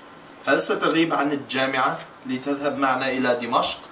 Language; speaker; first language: Arabic; non-native, learner; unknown